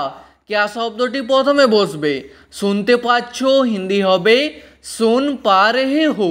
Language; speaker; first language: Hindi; non-native, fluent; Bangla